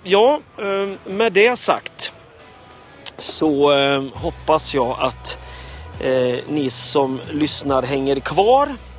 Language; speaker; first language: Swedish; native; Swedish